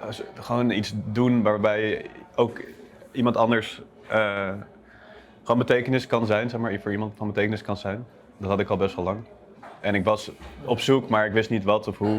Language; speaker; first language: Dutch; native; Dutch